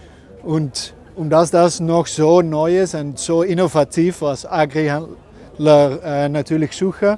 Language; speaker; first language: German; non-native, learner; Dutch